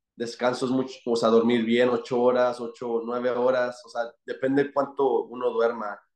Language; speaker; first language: Spanish; early bilingual, heritage; Spanish